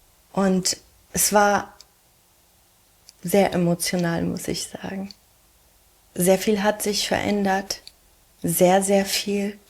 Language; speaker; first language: German; early bilingual, heritage; German